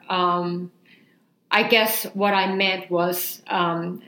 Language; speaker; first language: English; non-native, fluent; Finnish